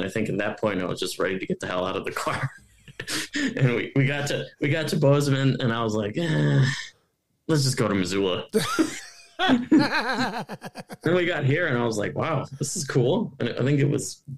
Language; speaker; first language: English; native; English